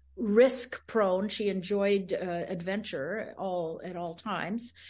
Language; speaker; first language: English; early bilingual, other home language; Spanish